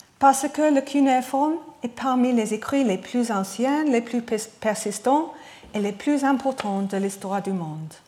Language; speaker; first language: French; non-native, learner; English